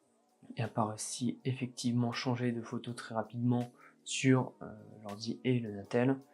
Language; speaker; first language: French; native; French